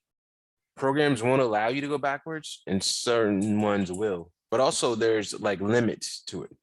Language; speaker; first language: English; native; English